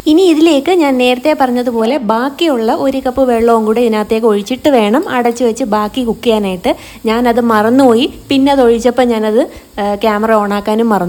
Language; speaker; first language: Malayalam; native; Malayalam